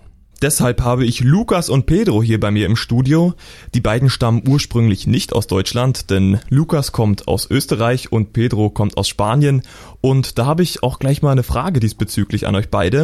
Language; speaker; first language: German; native; German